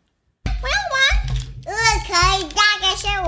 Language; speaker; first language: Chinese; early bilingual, heritage; Chinese